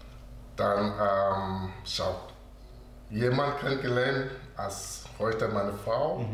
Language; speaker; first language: German; non-native, learner; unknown